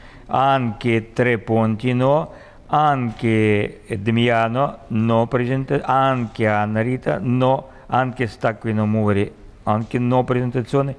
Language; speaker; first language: Italian; non-native, learner; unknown